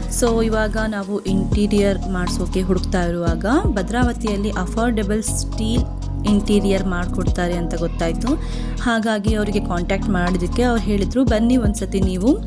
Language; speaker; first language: Kannada; native; Kannada